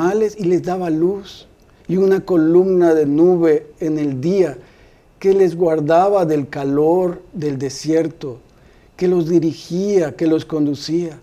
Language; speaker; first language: Spanish; native; Spanish